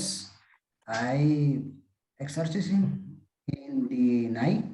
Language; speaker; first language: English; non-native, learner; Spanish